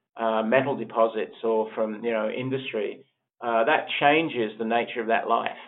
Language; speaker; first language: English; native; English